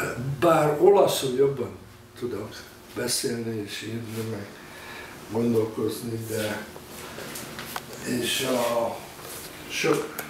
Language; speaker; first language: Hungarian; early bilingual, heritage; Hungarian